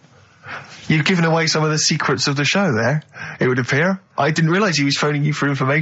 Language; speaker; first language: English; native; English